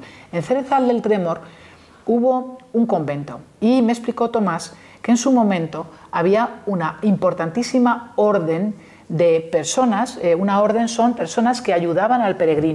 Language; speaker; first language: Spanish; native; Spanish